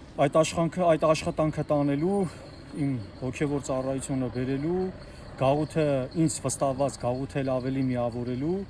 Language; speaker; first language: Armenian; native; Armenian